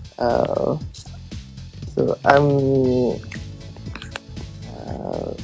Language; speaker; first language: English; non-native, learner; Japanese